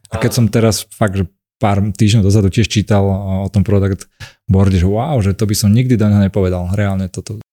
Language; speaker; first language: Slovak; native; Slovak